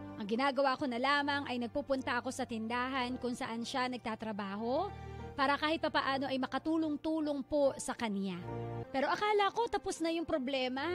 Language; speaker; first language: Filipino; native; Filipino